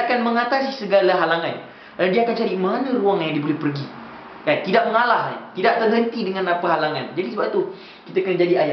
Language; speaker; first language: Malay; native; Malay